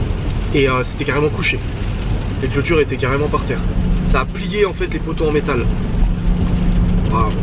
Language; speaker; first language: French; native; French